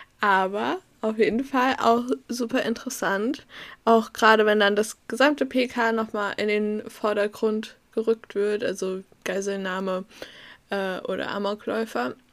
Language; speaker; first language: German; native; German